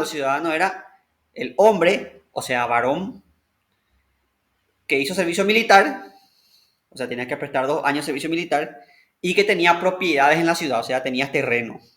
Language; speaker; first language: Spanish; native; Spanish